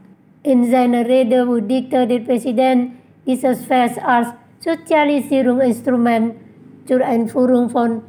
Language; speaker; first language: German; non-native, fluent; Indonesian